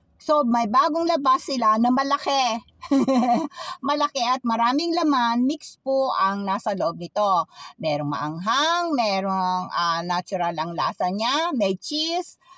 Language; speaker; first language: Filipino; native; Filipino